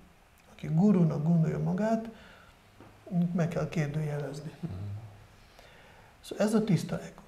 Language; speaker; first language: Hungarian; non-native, fluent; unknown